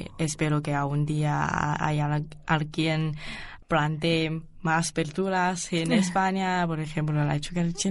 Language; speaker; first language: Spanish; non-native, learner; Chinese